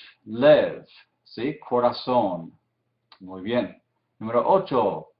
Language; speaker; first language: Spanish; non-native, fluent; English